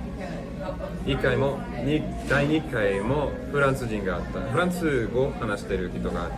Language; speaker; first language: Japanese; non-native, learner; English